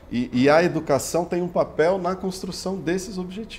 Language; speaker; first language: Portuguese; native; Portuguese